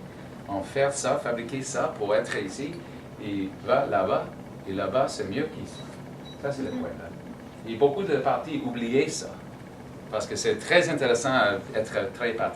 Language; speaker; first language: French; non-native, learner; English